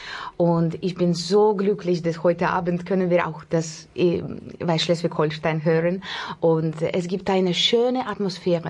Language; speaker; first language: German; non-native, learner; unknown